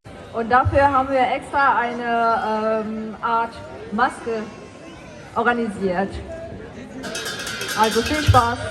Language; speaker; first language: German; non-native, learner; Tibetan